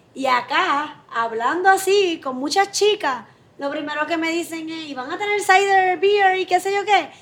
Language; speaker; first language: Spanish; native; Spanish